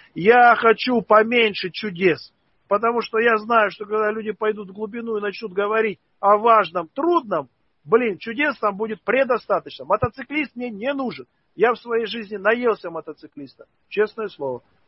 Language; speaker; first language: Russian; native; Russian